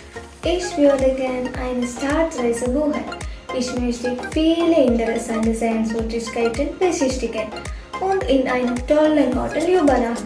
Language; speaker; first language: German; non-native, learner; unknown